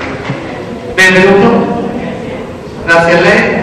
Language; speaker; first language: Italian; native; Italian